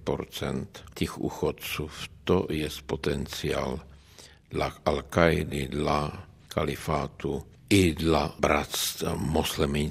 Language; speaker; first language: Polish; non-native, learner; Czech